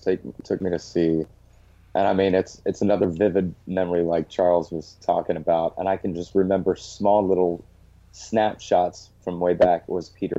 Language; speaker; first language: English; native; English